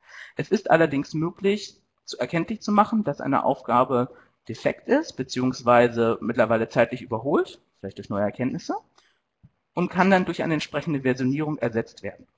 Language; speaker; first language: German; native; German